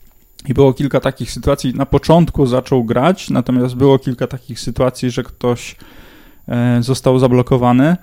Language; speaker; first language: Polish; native; Polish